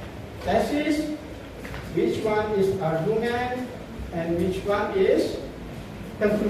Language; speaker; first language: English; non-native, fluent; Indonesian